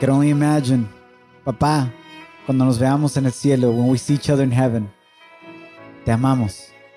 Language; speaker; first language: Spanish; early bilingual, other home language; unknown